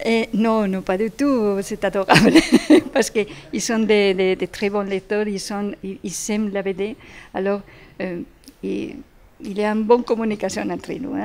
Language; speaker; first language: French; non-native, fluent; Spanish